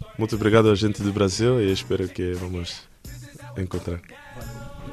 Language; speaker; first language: Portuguese; non-native, learner; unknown